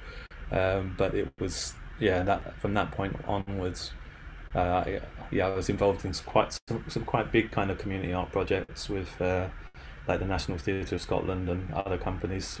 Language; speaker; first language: English; native; English